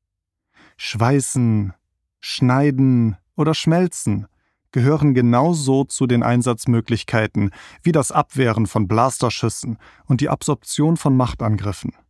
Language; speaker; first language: German; native; German